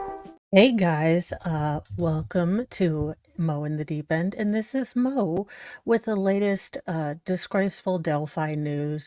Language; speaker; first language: English; native; English